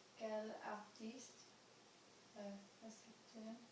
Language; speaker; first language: French; non-native, learner; English